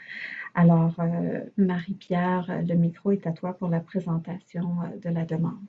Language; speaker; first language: French; native; French